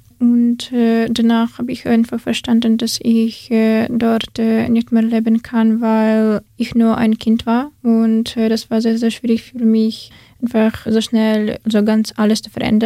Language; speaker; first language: German; non-native, learner; Ukrainian